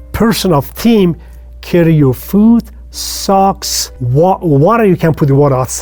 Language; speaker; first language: English; non-native, fluent; Persian